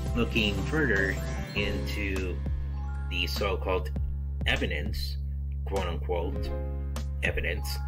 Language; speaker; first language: English; native; English